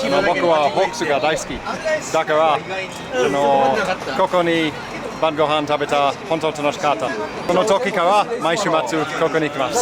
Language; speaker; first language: Japanese; non-native, learner; English